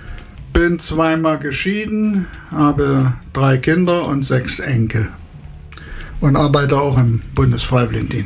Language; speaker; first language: German; native; German